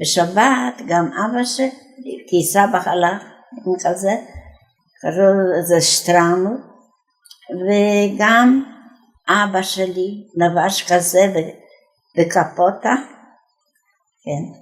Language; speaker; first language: Hebrew; non-native, fluent; Yiddish